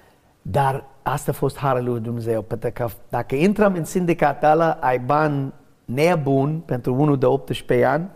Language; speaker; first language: Romanian; non-native, learner; English